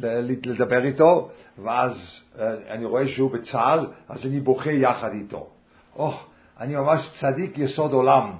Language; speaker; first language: Hebrew; non-native, fluent; English